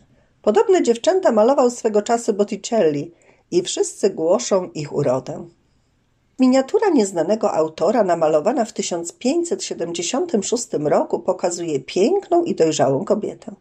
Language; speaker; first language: Polish; native; Polish